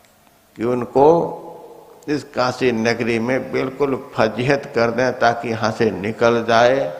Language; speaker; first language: Hindi; native; Hindi